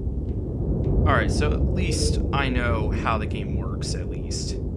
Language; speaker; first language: English; native; English